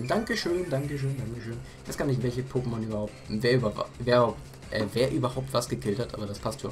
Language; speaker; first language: German; native; German